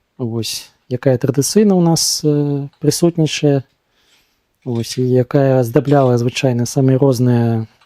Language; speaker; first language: Belarusian; non-native, local second language; Russian